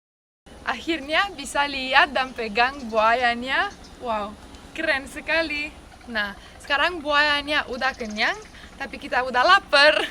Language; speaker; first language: Indonesian; non-native, fluent; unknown